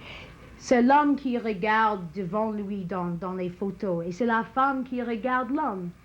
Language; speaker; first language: French; non-native, learner; English